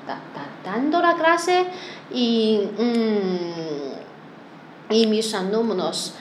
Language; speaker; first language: Spanish; non-native, learner; Chinese